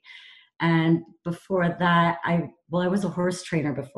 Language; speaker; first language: English; native; English